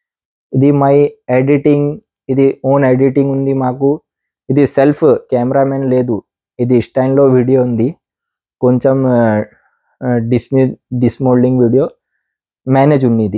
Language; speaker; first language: Telugu; non-native, local second language; Urdu